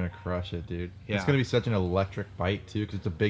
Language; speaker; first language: English; native; English